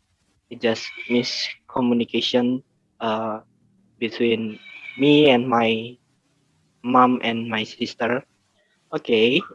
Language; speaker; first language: English; non-native, learner; Indonesian